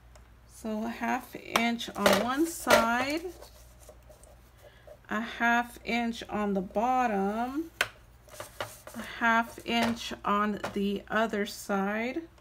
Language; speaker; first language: English; native; English